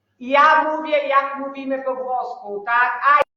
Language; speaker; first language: Polish; non-native, learner; Italian